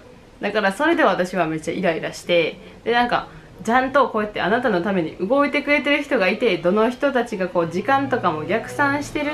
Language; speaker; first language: Japanese; native; Japanese